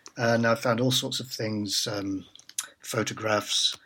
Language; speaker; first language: English; native; English